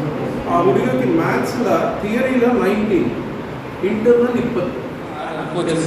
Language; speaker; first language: Kannada; non-native, local second language; Telugu